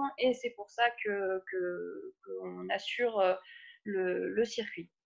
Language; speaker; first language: French; native; French